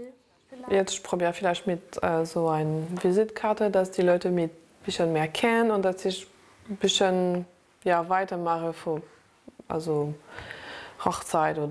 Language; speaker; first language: German; non-native, learner; French